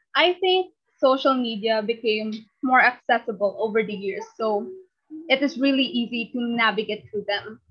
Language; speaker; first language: English; non-native, local second language; Filipino